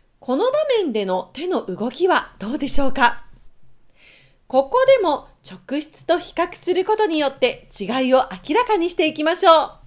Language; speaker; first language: Japanese; native; Japanese